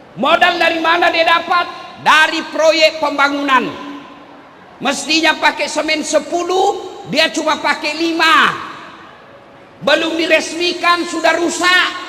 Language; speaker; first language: Indonesian; non-native, local second language; Buginese